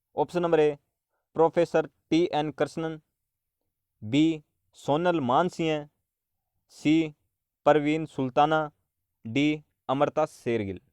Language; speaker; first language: Hindi; native; Hindi